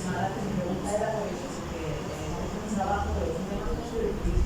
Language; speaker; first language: Spanish; non-native, learner; Arabic